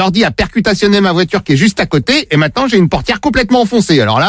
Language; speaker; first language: French; native; French